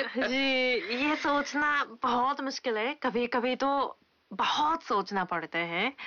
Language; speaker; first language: Hindi; non-native, fluent; Japanese